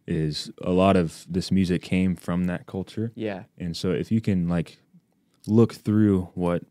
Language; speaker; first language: English; native; English